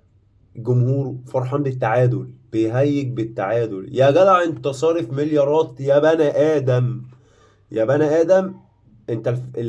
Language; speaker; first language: Arabic; native; Arabic